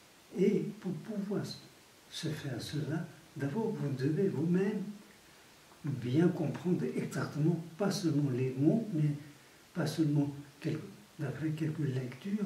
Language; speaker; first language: French; non-native, fluent; Tibetan